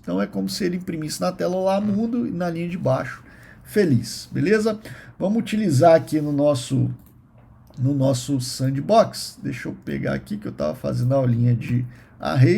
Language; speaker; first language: Portuguese; native; Portuguese